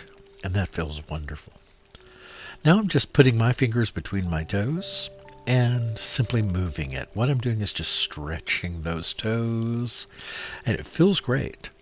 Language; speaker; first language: English; native; English